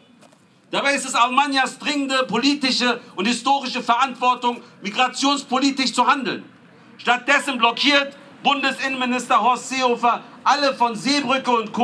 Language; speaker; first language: German; native; German